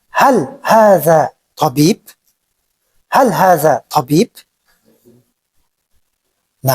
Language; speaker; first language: Arabic; non-native, fluent; Kyrgyz